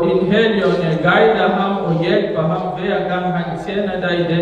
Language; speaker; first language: Danish; non-native, fluent; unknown